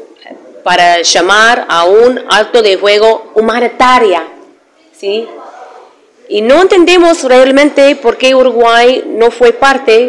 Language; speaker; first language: Spanish; non-native, fluent; Arabic